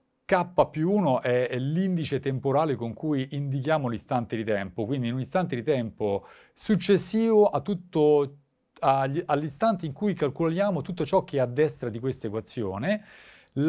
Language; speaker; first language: Italian; native; Italian